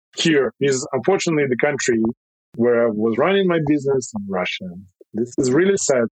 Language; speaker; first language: English; non-native, fluent; Russian